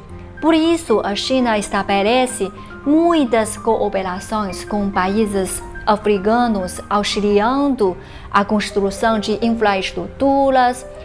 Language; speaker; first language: Portuguese; non-native, fluent; Chinese